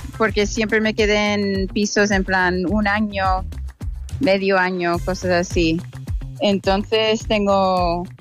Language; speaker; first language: Spanish; non-native, fluent; English